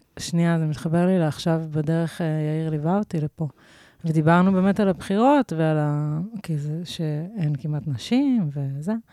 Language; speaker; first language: Hebrew; native; Hebrew